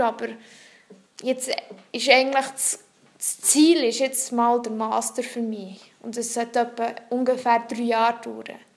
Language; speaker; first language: German; non-native, local second language; French